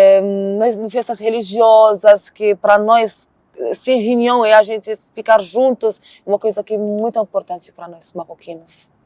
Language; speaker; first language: Portuguese; non-native, learner; Arabic